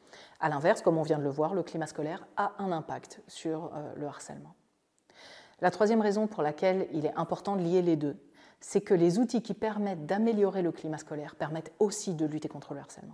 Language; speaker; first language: French; native; French